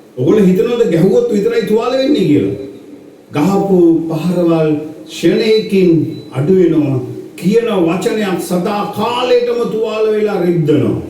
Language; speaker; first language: Sinhala; native; Sinhala